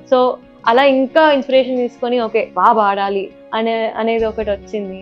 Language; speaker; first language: Telugu; early bilingual, heritage; Telugu